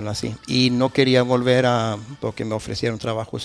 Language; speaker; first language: Spanish; non-native, fluent; Swedish